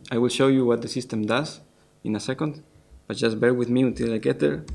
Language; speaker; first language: English; non-native, fluent; Spanish